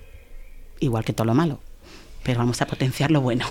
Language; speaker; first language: Spanish; early bilingual, other home language; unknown